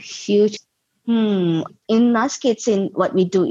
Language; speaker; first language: English; non-native, local second language; Malay